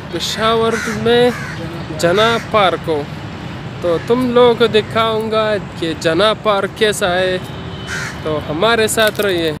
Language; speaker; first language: Hindi; non-native, local second language; Pashto